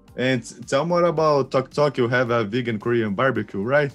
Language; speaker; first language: English; non-native, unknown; Portuguese